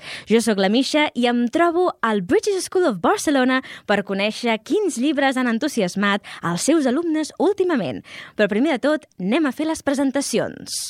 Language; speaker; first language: Catalan; native; Catalan